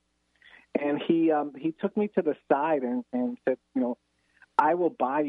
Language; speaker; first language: English; native; English